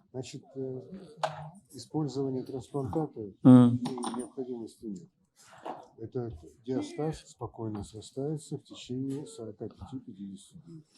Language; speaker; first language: Russian; native; Russian